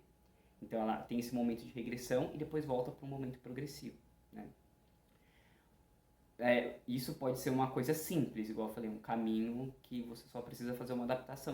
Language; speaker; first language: Portuguese; native; Portuguese